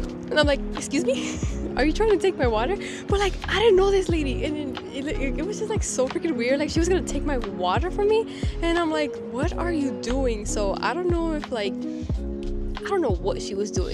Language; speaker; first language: English; early bilingual, other home language; Spanish